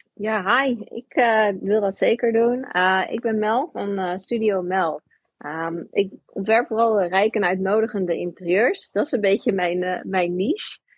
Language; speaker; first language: Dutch; early bilingual, heritage; Dutch